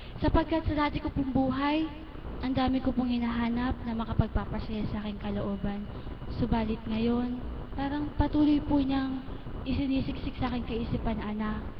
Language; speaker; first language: Filipino; native; Filipino